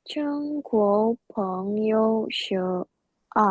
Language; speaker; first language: Chinese; non-native, learner; Indonesian